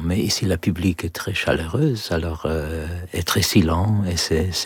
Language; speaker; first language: French; non-native, learner; English